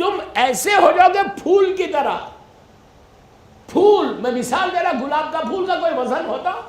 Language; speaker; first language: Urdu; native; Urdu